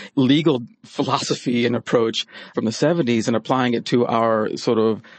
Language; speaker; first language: English; native; English